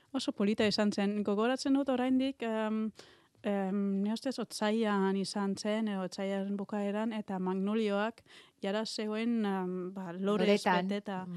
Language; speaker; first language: Basque; non-native, learner; German